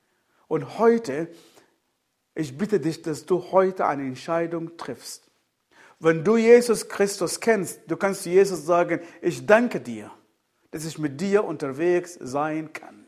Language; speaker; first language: German; non-native, fluent; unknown